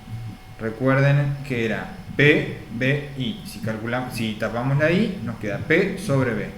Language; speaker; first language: Spanish; native; Spanish